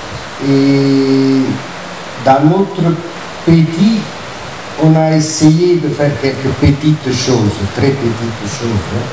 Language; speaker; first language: French; non-native, fluent; Italian